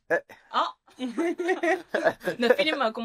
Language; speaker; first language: French; non-native, learner; Chinese